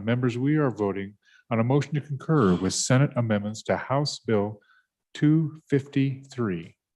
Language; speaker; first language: English; native; English